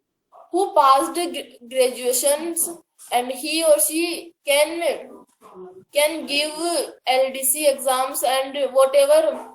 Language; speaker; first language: English; non-native, learner; Hindi